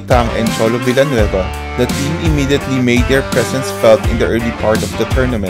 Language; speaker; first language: English; non-native, local second language; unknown